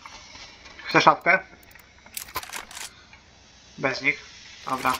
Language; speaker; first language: Polish; native; Polish